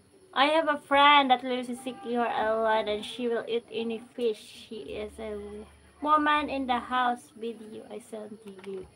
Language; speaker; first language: English; non-native, local second language; Cebuano